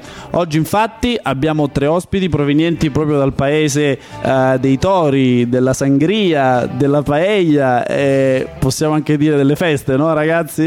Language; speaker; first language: Italian; native; Italian